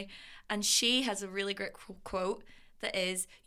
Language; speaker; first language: English; native; English